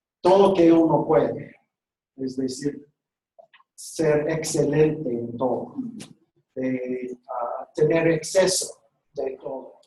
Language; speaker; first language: Spanish; non-native, fluent; English